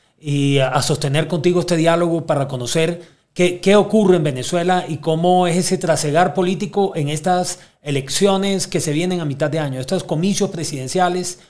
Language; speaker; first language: Spanish; native; Spanish